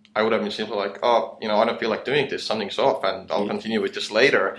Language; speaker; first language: English; non-native, fluent; Estonian